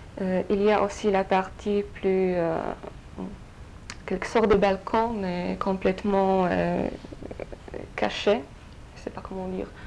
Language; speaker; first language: French; non-native, fluent; Polish